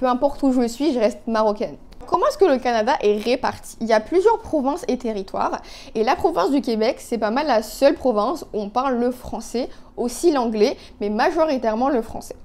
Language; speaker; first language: French; non-native, local second language; Arabic